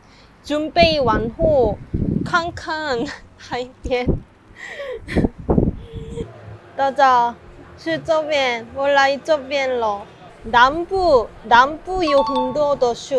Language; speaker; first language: Chinese; non-native, fluent; Korean